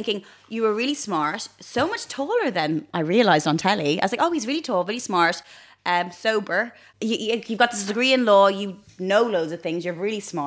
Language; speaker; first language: English; native; English